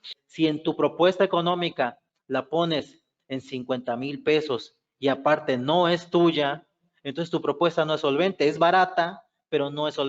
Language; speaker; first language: Spanish; native; Spanish